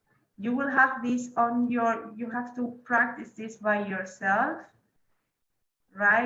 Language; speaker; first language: English; non-native, fluent; Spanish